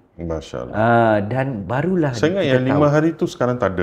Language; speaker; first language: Malay; non-native, local second language; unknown